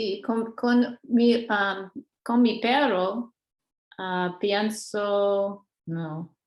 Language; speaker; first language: Spanish; non-native, learner; English